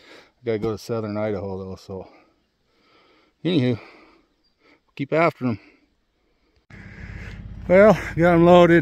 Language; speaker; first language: English; native; English